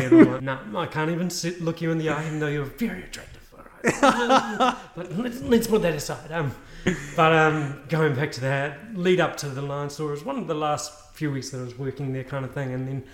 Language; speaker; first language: English; native; English